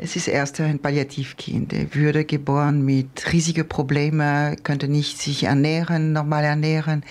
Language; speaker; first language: German; non-native, learner; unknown